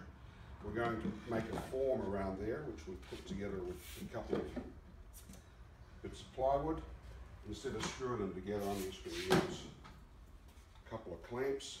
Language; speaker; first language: English; native; English